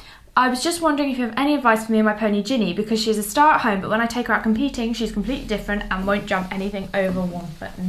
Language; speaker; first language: English; native; English